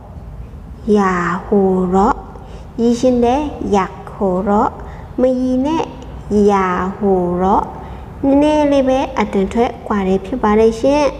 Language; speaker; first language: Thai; non-native, fluent; Burmese